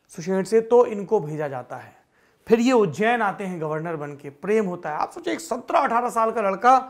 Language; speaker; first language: Hindi; native; Hindi